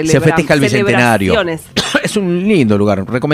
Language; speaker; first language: Spanish; native; Spanish